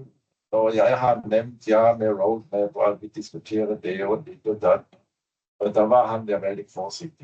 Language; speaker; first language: Norwegian; non-native, fluent; German